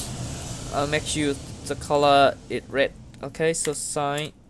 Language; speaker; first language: English; non-native, learner; Vietnamese